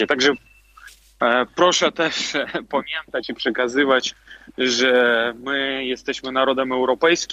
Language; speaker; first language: Polish; non-native, fluent; Belarusian